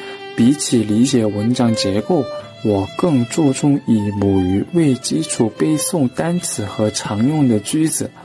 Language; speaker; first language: Chinese; non-native, fluent; Korean